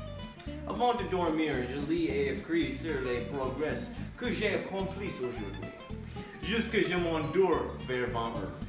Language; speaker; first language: French; non-native, learner; English